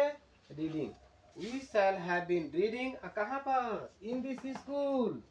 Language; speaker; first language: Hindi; native; Hindi